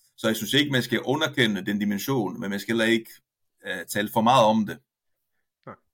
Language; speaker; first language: Danish; non-native, fluent; Italian